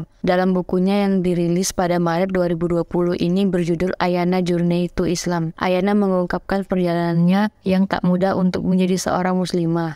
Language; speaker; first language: Indonesian; native; Indonesian